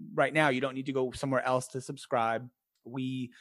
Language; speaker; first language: English; native; English